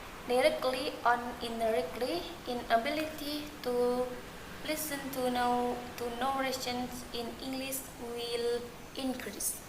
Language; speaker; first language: English; non-native, learner; Indonesian